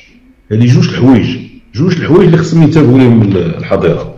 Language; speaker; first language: Arabic; native; Arabic